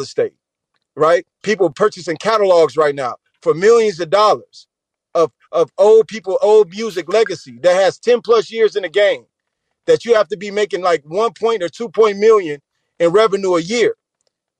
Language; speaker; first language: English; native; English